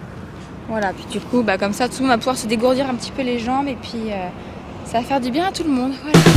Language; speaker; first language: French; native; French